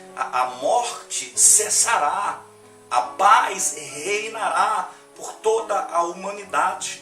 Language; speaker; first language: Portuguese; native; Portuguese